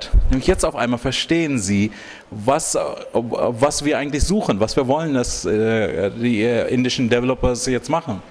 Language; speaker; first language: German; non-native, fluent; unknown